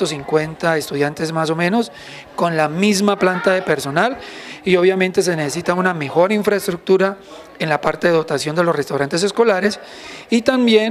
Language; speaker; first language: Spanish; native; Spanish